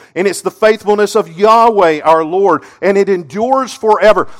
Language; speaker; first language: English; native; English